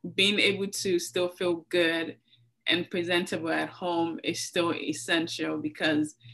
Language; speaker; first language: English; non-native, local second language; Yoruba